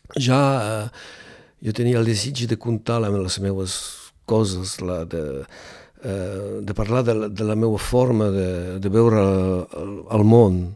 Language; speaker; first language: Catalan; non-native, local second language; French